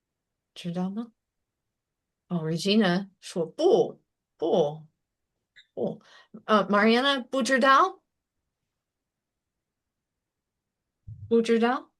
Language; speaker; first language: Chinese; non-native, fluent; English